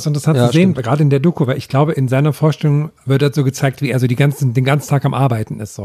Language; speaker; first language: German; native; German